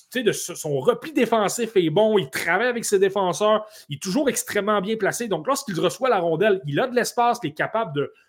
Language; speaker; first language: French; native; French